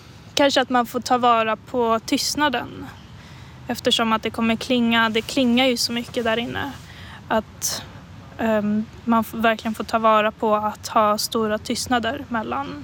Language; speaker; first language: Swedish; native; Swedish